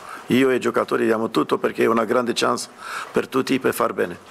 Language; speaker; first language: Italian; non-native, fluent; Romanian